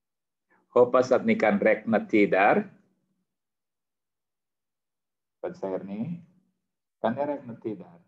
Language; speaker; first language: Swedish; non-native, fluent; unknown